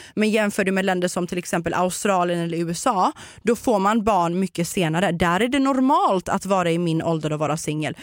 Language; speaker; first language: Swedish; early bilingual, other home language; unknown